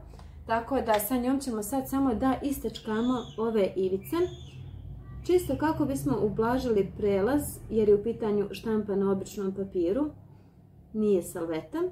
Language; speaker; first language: Croatian; native; Croatian